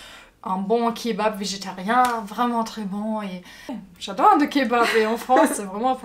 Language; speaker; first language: French; non-native, fluent; German